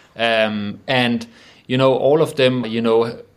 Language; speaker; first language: English; non-native, fluent; Danish